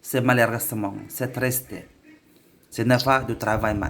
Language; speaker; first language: French; non-native, learner; Indonesian